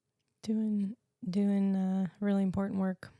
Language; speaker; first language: English; native; English